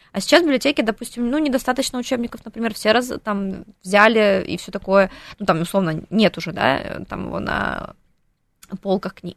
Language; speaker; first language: Russian; non-native, local second language; Ukrainian